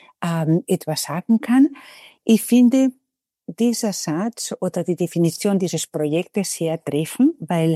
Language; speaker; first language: German; non-native, fluent; Spanish